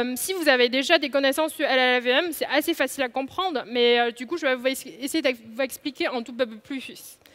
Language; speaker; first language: French; non-native, fluent; Chinese